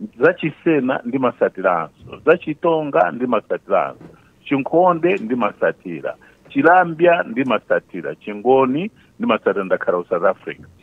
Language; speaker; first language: Nyanja; non-native, local second language; Tumbuka